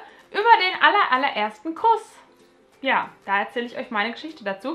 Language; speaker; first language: German; native; German